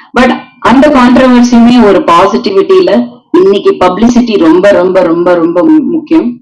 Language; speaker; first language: Tamil; native; Tamil